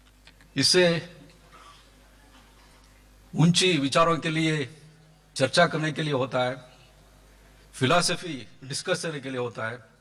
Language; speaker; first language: Hindi; non-native, local second language; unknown